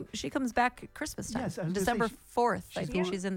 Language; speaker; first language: English; native; English